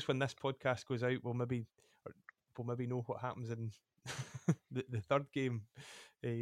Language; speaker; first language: English; native; English